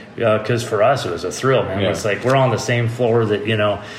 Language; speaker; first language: English; native; English